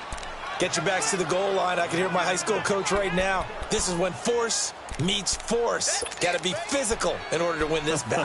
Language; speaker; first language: English; native; English